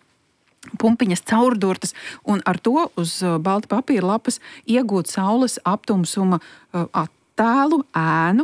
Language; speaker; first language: Latvian; native; Latvian